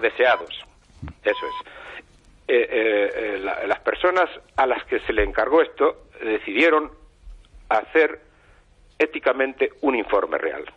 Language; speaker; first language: Spanish; native; Spanish